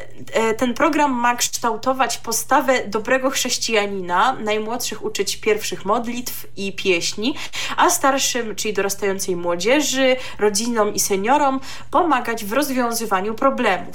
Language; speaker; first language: Polish; native; Polish